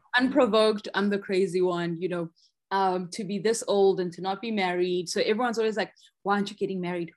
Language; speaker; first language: English; non-native, local second language; Zulu